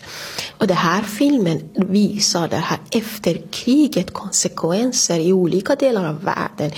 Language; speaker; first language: Swedish; non-native, fluent; Persian